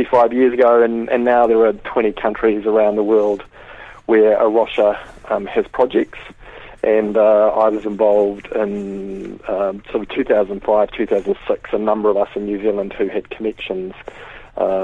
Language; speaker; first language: English; native; English